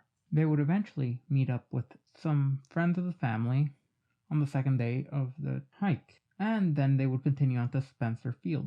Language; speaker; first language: English; native; English